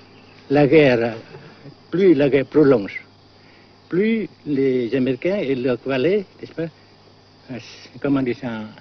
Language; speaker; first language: French; non-native, local second language; Vietnamese